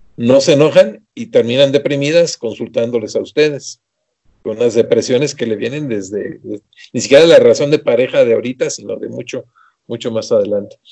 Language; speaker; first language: Spanish; native; Spanish